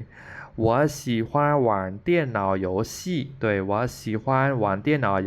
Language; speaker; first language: Chinese; non-native, fluent; Khmer